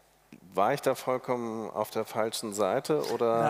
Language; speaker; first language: German; native; German